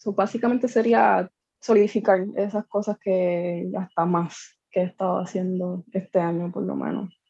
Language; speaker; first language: Spanish; native; Spanish